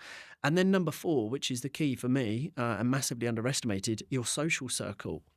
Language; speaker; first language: English; native; English